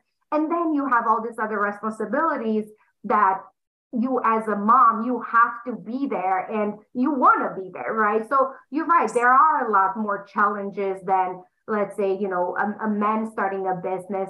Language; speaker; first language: English; non-native, fluent; Romanian